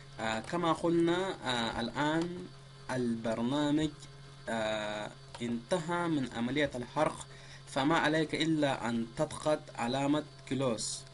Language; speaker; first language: Arabic; native; Arabic